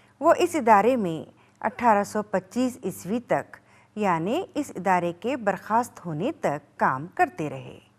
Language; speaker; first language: Urdu; native; Urdu